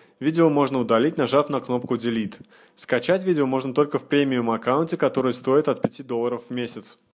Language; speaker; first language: Russian; native; Russian